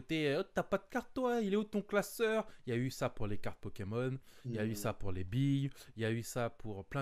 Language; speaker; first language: French; native; French